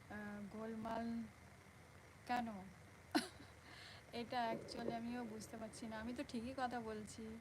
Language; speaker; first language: Bangla; non-native, local second language; Santali